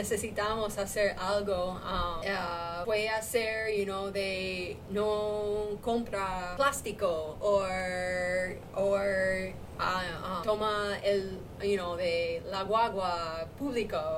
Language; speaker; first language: Spanish; non-native, learner; English